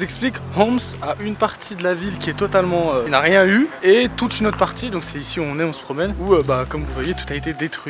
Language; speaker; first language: French; native; French